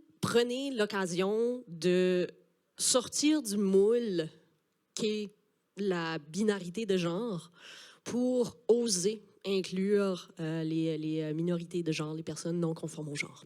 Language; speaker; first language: French; native; French